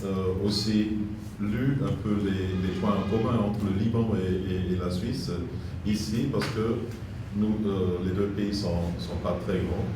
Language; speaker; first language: French; non-native, fluent; German